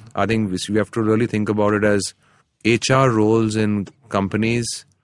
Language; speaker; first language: English; non-native, local second language; Tamil